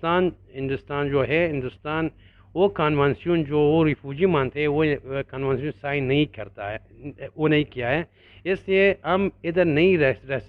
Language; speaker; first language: Hindi; non-native, learner; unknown